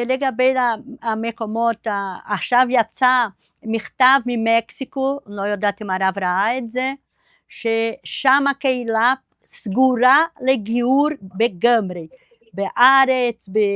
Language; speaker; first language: Hebrew; non-native, fluent; Portuguese